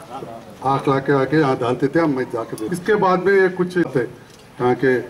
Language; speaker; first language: Hindi; non-native, local second language; Telugu